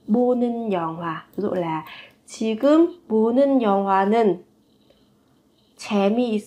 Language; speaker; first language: Korean; non-native, fluent; Vietnamese